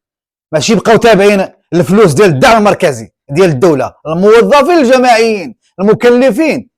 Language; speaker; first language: Arabic; native; Arabic